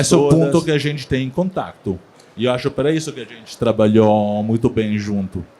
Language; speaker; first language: Portuguese; non-native, learner; Italian